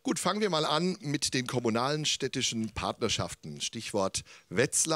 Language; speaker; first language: German; native; German